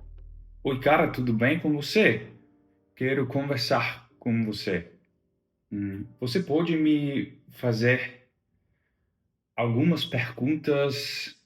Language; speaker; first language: Portuguese; non-native, learner; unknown